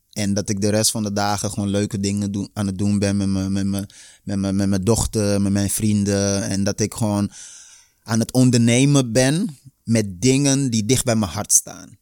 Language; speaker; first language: Dutch; early bilingual, other home language; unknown